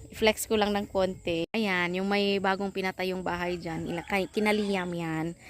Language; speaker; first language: Filipino; non-native, local second language; Cebuano